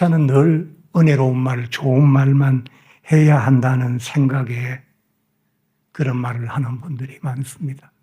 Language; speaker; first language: Korean; native; Korean